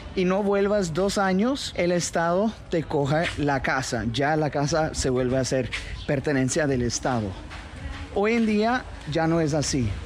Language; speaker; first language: Spanish; non-native, fluent; Romanian